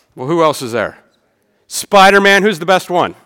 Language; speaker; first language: English; native; English